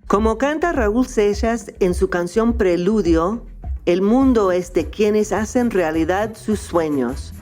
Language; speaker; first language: Spanish; non-native, fluent; English